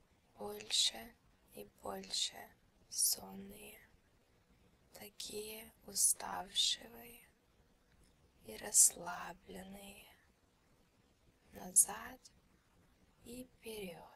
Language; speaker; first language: Russian; early bilingual, heritage; Russian